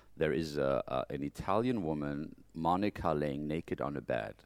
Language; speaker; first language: English; non-native, fluent; German